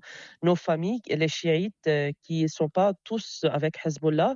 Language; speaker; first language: French; non-native, local second language; Arabic